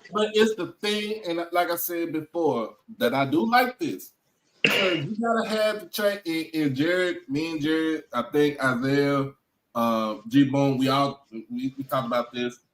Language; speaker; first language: English; native; English